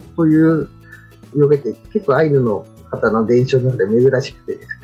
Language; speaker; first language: Japanese; native; Japanese